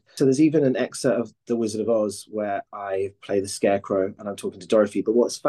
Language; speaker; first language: English; native; English